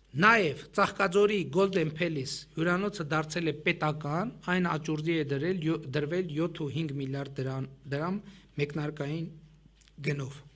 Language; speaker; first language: Armenian; native; Armenian